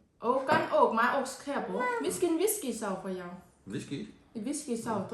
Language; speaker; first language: Dutch; non-native, learner; Thai